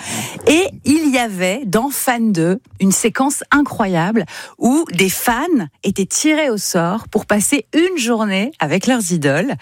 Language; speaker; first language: French; native; French